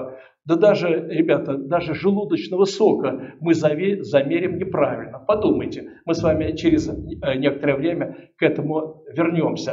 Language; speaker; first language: Russian; native; Russian